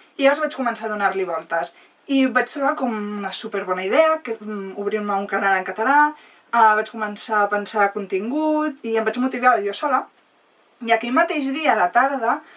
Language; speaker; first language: Catalan; non-native, local second language; Spanish